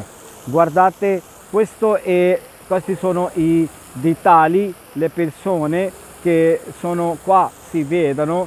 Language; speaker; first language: Italian; non-native, fluent; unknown